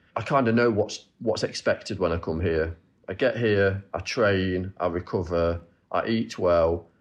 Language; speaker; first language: English; native; English